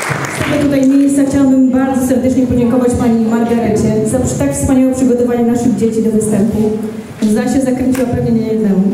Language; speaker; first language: Polish; native; Polish